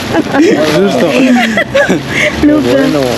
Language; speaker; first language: Spanish; native; Spanish